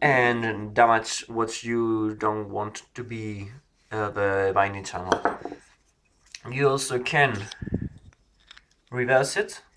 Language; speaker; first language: English; non-native, learner; Spanish